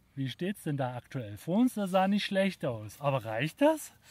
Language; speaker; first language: German; native; German